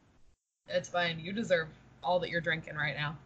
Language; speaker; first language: English; native; English